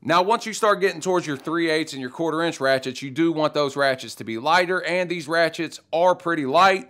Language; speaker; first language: English; native; English